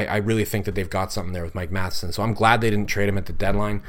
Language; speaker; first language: English; native; English